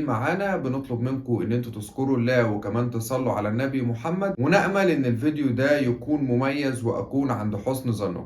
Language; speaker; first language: Arabic; native; Arabic